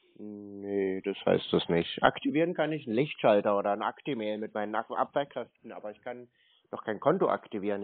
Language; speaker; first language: German; native; German